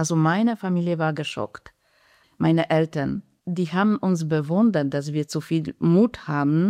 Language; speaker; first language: German; non-native, fluent; Polish